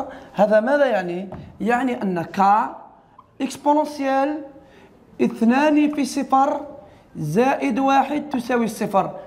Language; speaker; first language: Arabic; native; Arabic